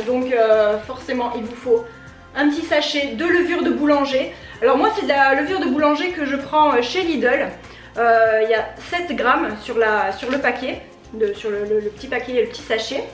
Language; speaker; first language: French; native; French